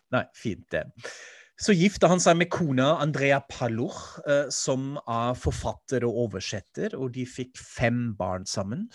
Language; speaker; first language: Norwegian; non-native, fluent; German